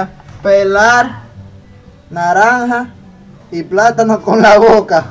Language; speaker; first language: Spanish; native; Spanish